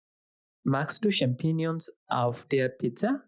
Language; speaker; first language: German; non-native, fluent; Bangla